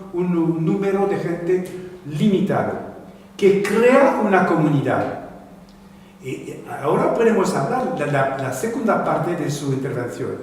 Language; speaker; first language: Spanish; non-native, fluent; French